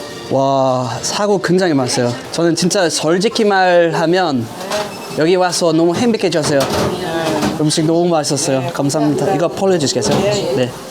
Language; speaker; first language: Korean; non-native, fluent; English